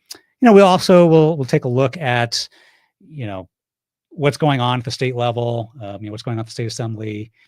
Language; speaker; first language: English; native; English